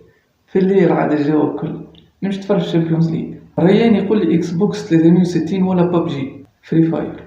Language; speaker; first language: Arabic; native; Arabic